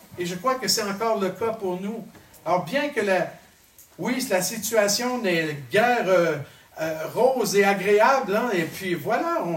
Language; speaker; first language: French; native; French